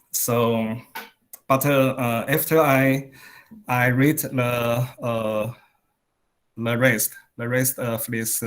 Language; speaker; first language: English; non-native, learner; Chinese